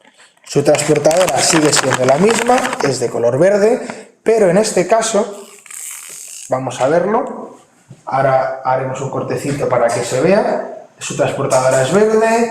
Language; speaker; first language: Spanish; native; Spanish